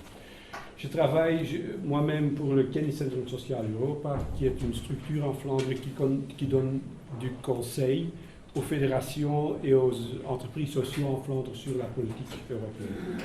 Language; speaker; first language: French; non-native, local second language; Dutch